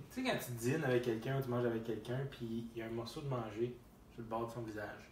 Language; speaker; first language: French; native; French